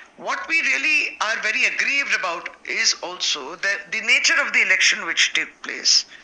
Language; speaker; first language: English; non-native, local second language; Bangla